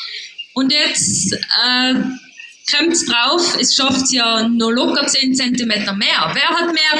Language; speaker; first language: German; native; German